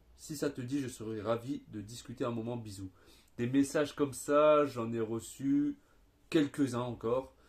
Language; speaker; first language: French; native; French